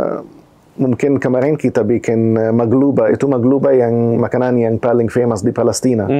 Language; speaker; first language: Indonesian; non-native, fluent; Arabic